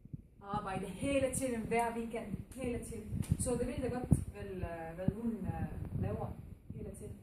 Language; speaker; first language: Danish; non-native, learner; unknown